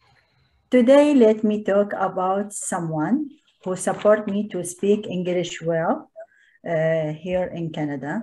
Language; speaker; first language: English; non-native, learner; Arabic